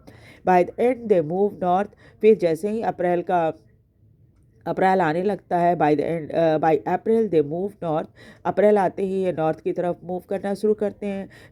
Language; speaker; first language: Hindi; native; Hindi